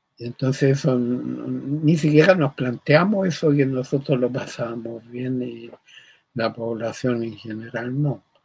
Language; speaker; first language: Spanish; early bilingual, other home language; German